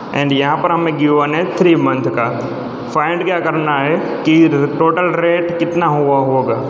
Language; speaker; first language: Hindi; non-native, local second language; Gujarati